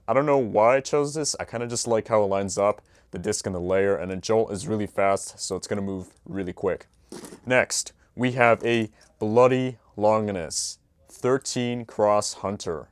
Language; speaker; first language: English; native; English